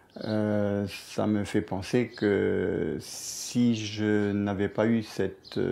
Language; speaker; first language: French; native; French